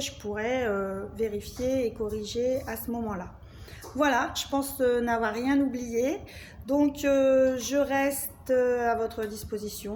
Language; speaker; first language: French; native; French